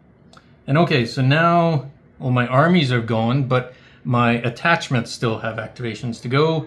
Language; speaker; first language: English; native; English